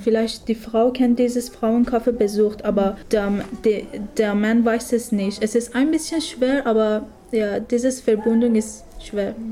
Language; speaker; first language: German; non-native, learner; Persian